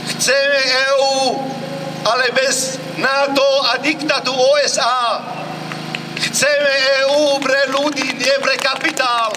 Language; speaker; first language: Slovak; non-native, fluent; Kurdish